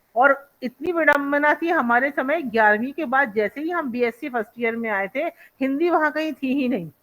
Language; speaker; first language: Hindi; non-native, local second language; Bangla